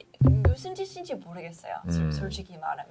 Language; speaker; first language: Korean; non-native, fluent; English